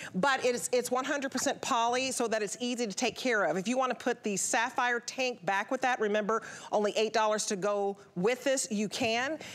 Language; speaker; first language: English; native; English